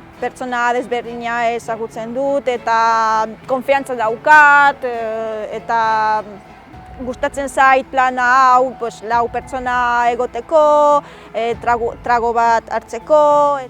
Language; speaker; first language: Basque; non-native, learner; Romanian